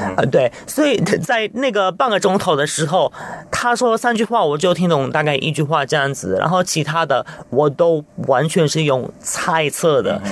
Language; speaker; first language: Chinese; non-native, fluent; Italian